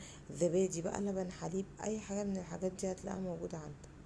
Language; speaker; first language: Arabic; native; Arabic